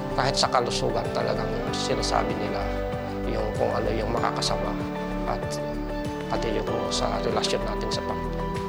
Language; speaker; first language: Filipino; native; Filipino